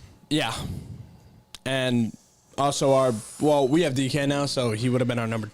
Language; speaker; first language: English; native; English